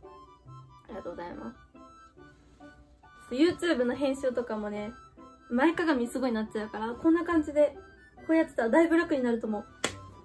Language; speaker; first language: Japanese; native; Japanese